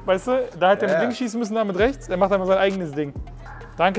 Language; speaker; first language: German; native; German